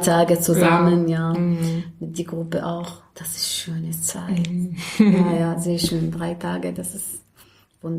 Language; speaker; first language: German; non-native, learner; Arabic